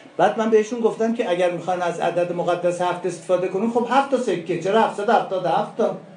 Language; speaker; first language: Persian; non-native, local second language; Azerbaijani